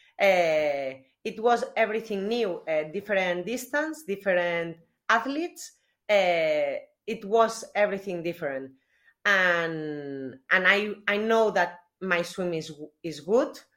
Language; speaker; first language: English; non-native, learner; Spanish